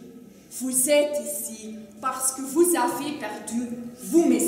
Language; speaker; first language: French; non-native, learner; Dutch